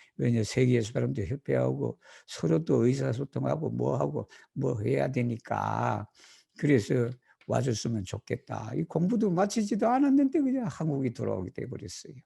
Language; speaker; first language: Korean; native; Korean